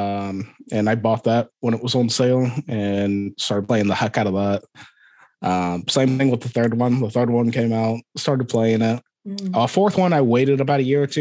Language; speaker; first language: English; native; English